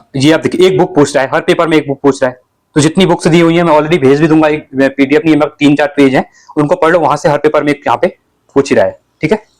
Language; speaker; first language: Hindi; native; Hindi